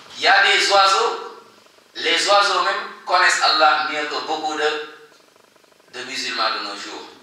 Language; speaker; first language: French; non-native, local second language; Wolof